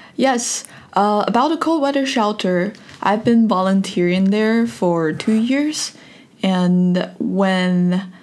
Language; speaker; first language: English; non-native, fluent; Chinese